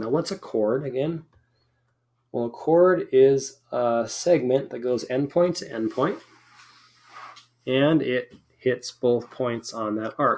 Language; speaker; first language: English; native; English